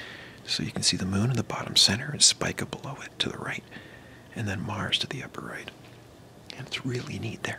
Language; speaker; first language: English; native; English